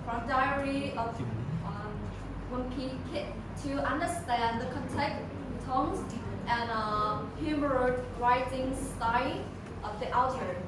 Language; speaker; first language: English; non-native, learner; Vietnamese